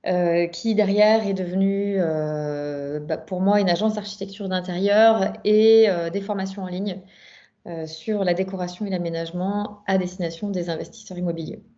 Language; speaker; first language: French; native; French